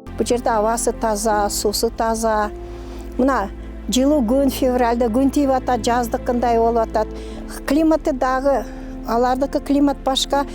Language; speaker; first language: Kyrgyz; non-native, local second language; Russian